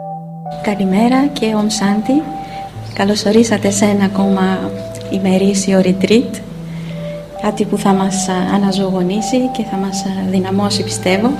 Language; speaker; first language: Greek; native; Greek